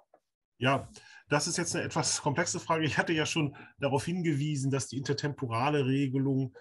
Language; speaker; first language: German; native; German